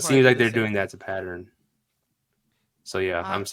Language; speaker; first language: English; native; English